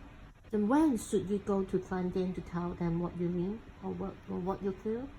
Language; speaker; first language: English; non-native, local second language; Cantonese